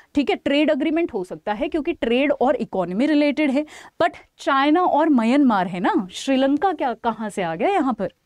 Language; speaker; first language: Hindi; native; Hindi